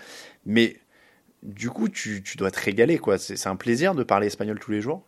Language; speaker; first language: French; native; French